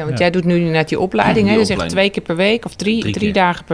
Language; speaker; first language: Dutch; native; Dutch